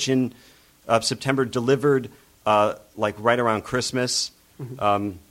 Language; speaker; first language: English; native; English